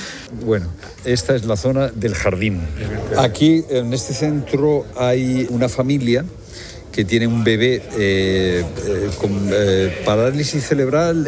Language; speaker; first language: Spanish; native; Spanish